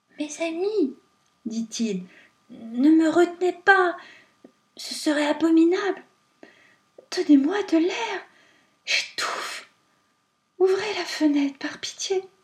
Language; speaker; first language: French; native; French